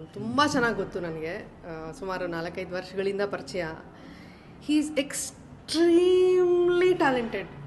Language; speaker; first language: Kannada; native; Kannada